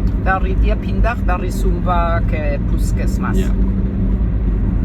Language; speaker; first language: Indonesian; non-native, fluent; German